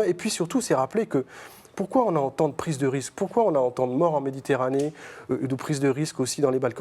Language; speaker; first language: French; native; French